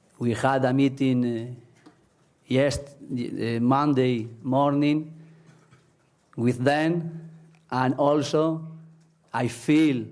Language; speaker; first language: English; non-native, learner; Spanish